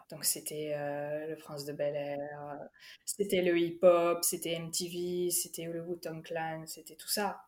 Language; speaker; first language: French; early bilingual, other home language; Urdu